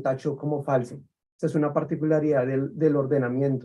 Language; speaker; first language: Spanish; native; Spanish